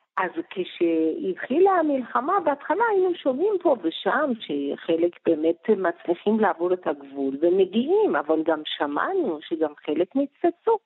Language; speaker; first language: Hebrew; early bilingual, other home language; Persian